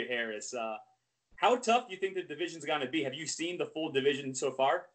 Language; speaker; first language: English; native; English